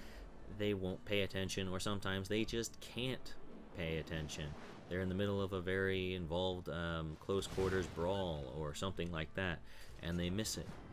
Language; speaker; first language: English; native; English